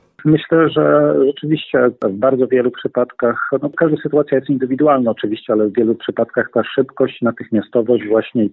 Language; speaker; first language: Polish; native; Polish